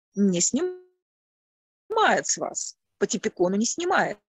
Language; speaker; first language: Russian; native; Russian